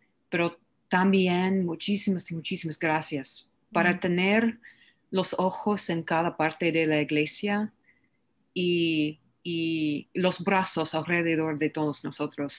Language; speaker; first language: Spanish; non-native, learner; English